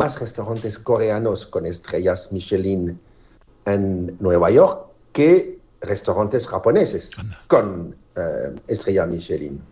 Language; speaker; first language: Spanish; non-native, fluent; French